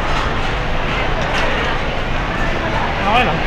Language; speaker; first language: Filipino; early bilingual, heritage; Filipino